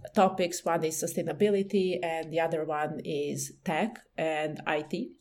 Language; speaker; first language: English; non-native, fluent; Serbian